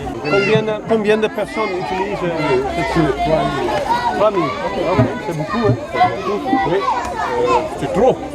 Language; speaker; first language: French; non-native, learner; Dutch